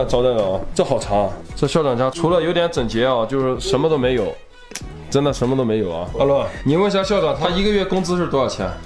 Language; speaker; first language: Chinese; native; Chinese